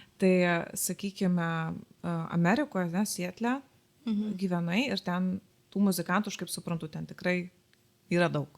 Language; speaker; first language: Lithuanian; native; Lithuanian